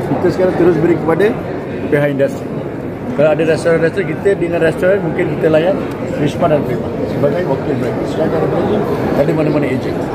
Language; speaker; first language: Malay; non-native, local second language; Tamil